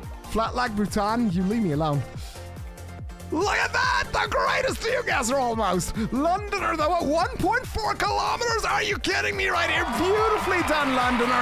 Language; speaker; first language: English; native; English